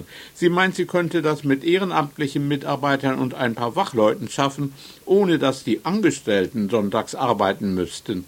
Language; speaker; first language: German; native; German